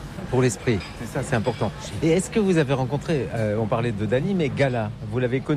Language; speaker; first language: French; native; French